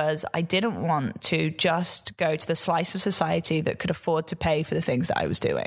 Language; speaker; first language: English; native; English